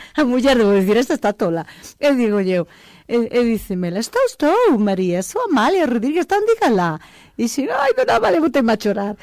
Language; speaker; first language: Galician; early bilingual, other home language; Portuguese